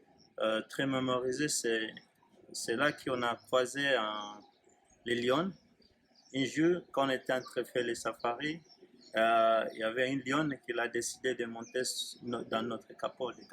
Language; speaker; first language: French; non-native, learner; Swahili